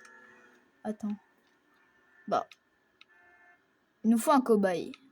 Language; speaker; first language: French; native; French